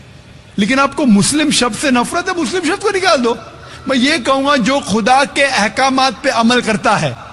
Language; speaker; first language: Hindi; non-native, local second language; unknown